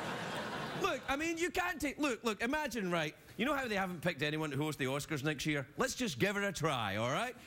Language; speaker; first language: English; native; English